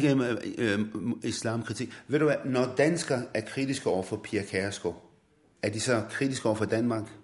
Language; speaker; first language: Swedish; non-native, fluent; Arabic